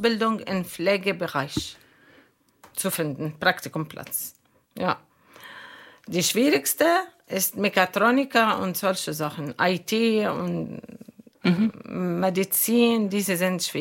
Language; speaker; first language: German; non-native, fluent; Arabic